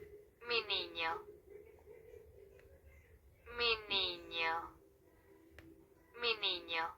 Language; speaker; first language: Spanish; non-native, learner; Haitian Creole